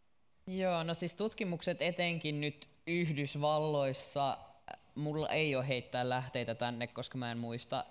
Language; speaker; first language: Finnish; native; Finnish